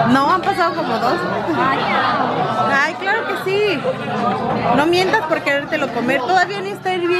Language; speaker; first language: Spanish; native; Spanish